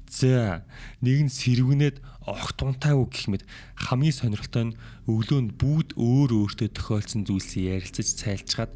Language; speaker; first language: Mongolian; native; Mongolian